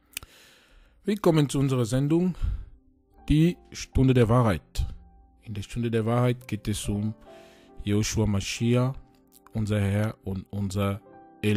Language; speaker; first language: German; non-native, fluent; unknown